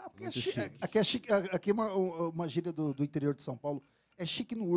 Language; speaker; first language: Portuguese; native; Portuguese